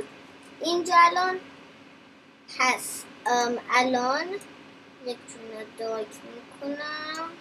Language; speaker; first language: Persian; early bilingual, heritage; Persian